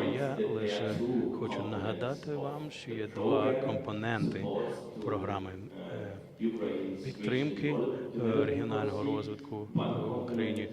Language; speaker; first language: Ukrainian; non-native, fluent; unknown